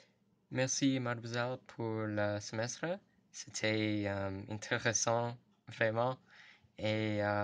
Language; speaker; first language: French; non-native, learner; English